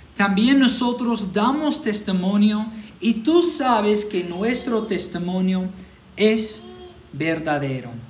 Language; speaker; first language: Spanish; non-native, fluent; English